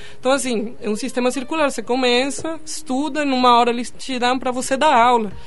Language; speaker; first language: Portuguese; non-native, fluent; Spanish